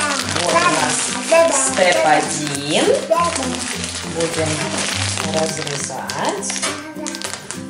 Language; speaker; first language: Russian; native; Russian